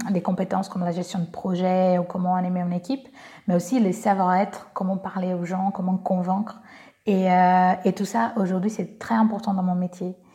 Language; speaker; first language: French; non-native, fluent; Portuguese